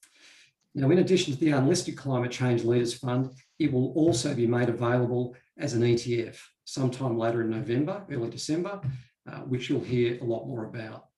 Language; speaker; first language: English; native; English